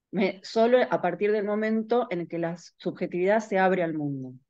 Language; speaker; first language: Spanish; native; Spanish